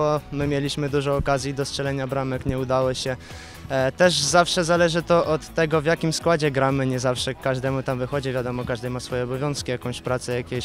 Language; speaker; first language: Polish; non-native, fluent; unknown